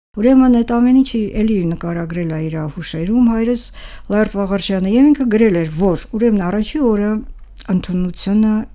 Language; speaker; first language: Armenian; native; Armenian